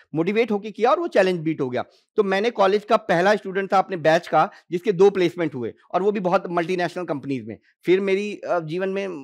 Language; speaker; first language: Hindi; native; Hindi